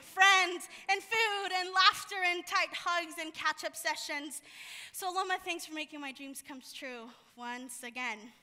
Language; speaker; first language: English; early bilingual, other home language; Spanish